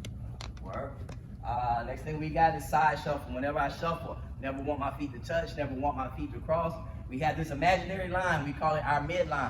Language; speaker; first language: English; native; English